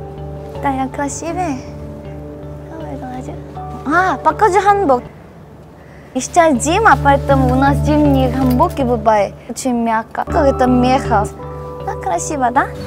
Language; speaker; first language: Russian; non-native, learner; Korean